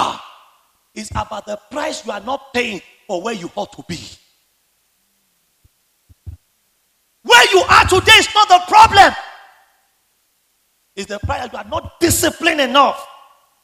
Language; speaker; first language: English; non-native, local second language; Yoruba